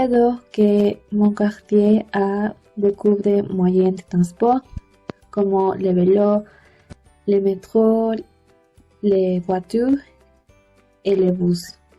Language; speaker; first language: French; non-native, learner; Spanish